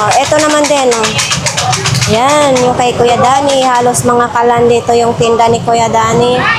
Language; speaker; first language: Filipino; non-native, local second language; Cebuano